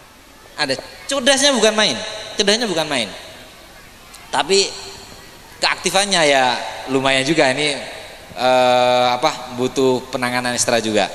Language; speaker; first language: Indonesian; non-native, local second language; Madurese